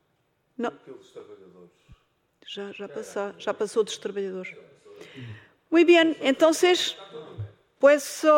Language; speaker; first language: Spanish; non-native, fluent; Portuguese